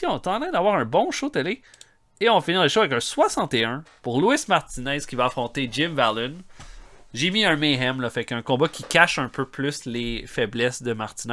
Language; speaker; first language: French; native; French